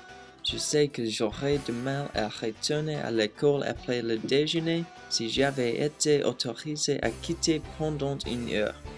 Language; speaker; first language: French; non-native, learner; English